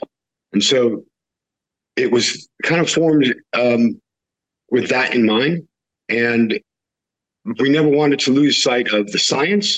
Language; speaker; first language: English; native; English